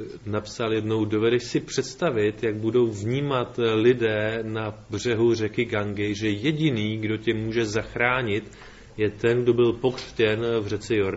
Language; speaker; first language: Czech; native; Czech